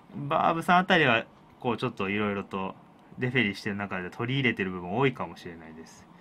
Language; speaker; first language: Japanese; native; Japanese